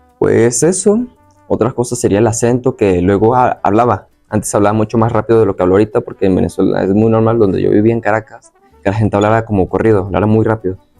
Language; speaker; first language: Spanish; native; Spanish